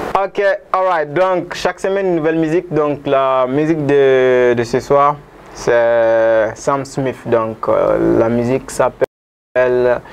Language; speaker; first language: French; non-native, local second language; Bambara